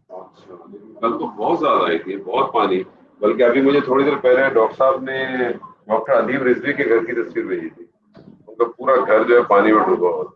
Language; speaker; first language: Urdu; native; Urdu